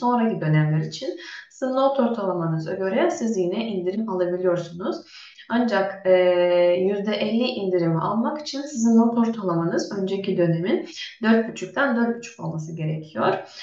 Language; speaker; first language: Turkish; non-native, fluent; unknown